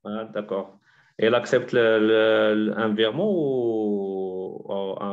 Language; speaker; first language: French; non-native, learner; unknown